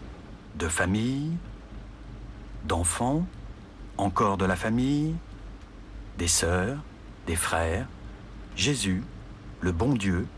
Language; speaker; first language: French; native; French